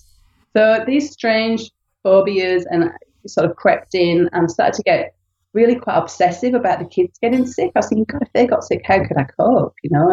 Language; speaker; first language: English; native; English